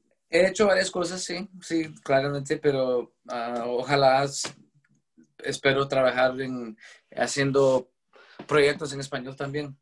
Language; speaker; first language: Spanish; early bilingual, heritage; Spanish